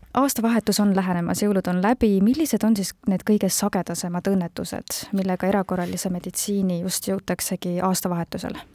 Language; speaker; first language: Estonian; native; Estonian